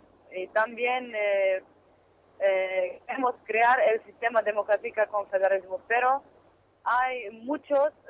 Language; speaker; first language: Spanish; non-native, learner; Kurdish